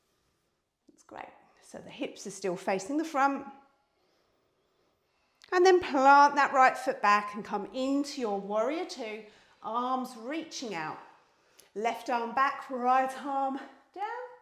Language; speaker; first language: English; native; English